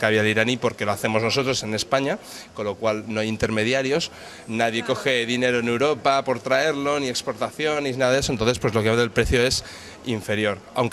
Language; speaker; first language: Spanish; native; Spanish